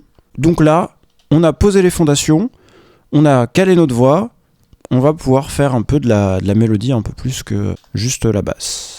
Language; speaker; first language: French; native; French